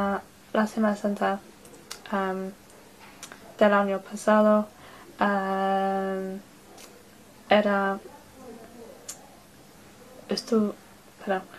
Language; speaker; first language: Spanish; non-native, learner; English